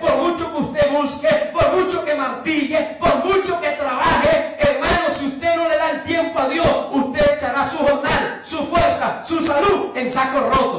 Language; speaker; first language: Spanish; native; Spanish